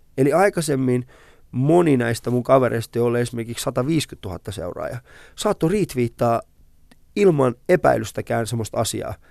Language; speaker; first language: Finnish; early bilingual, other home language; Persian